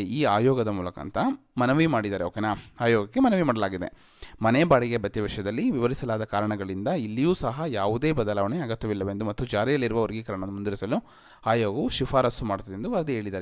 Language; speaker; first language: Kannada; native; Kannada